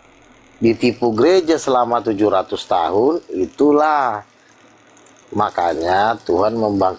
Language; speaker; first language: Malay; native; Malay